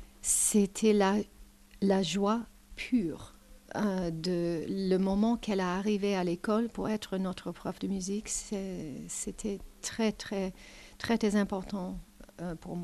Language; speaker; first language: French; non-native, learner; English